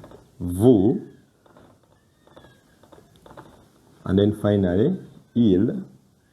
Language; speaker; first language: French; non-native, fluent; Ganda